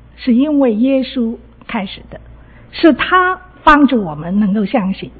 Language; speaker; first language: Chinese; non-native, local second language; Cantonese